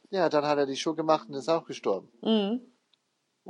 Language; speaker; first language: German; non-native, fluent; English